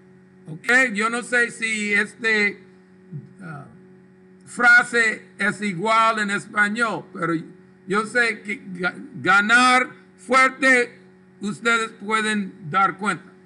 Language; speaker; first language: Spanish; non-native, local second language; English